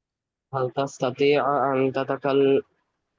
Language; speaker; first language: Arabic; non-native, learner; Bangla